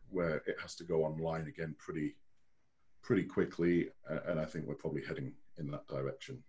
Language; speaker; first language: English; native; English